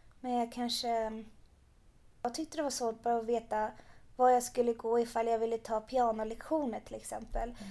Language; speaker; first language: Swedish; early bilingual, other home language; Persian